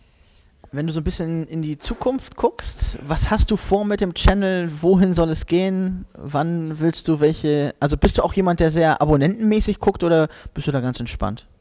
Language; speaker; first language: German; native; German